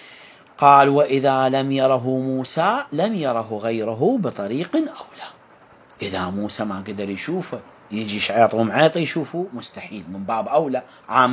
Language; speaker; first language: Arabic; native; Arabic